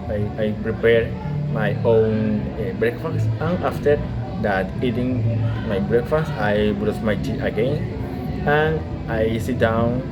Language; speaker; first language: English; non-native, learner; Spanish